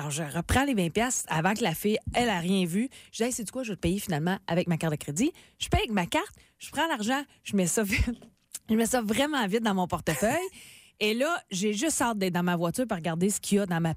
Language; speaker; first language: French; native; French